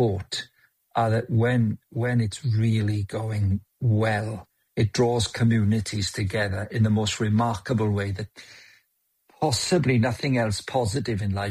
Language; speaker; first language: English; native; English